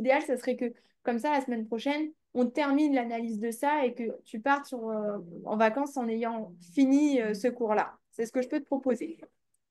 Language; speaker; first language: French; native; French